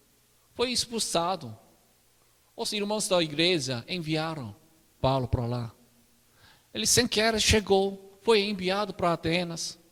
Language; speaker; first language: Portuguese; non-native, learner; Korean